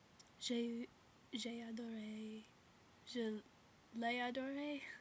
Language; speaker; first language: French; non-native, learner; English